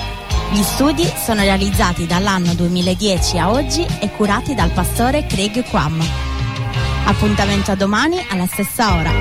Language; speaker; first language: Italian; native; Italian